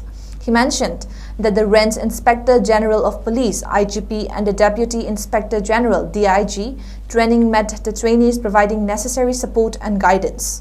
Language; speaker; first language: English; non-native, local second language; Manipuri